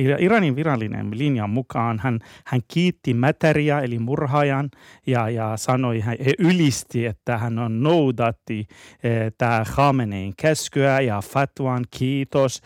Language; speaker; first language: Finnish; non-native, fluent; Persian